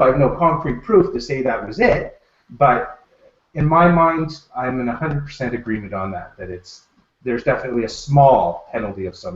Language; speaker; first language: English; native; English